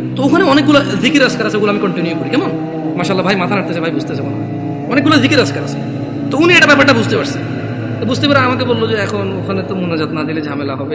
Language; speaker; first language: Bangla; early bilingual, heritage; Bangla